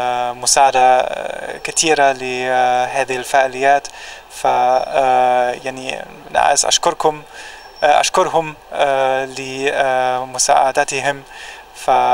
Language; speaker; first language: Arabic; non-native, fluent; German